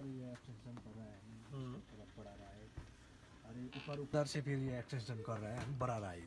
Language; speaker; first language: Hindi; non-native, local second language; Nepali